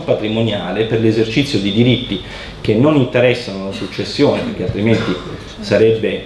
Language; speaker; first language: Italian; native; Italian